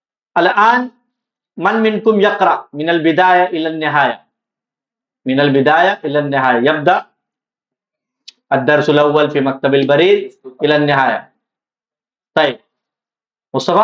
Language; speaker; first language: Arabic; non-native, fluent; Urdu